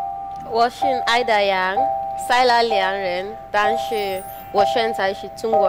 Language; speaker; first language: Chinese; non-native, fluent; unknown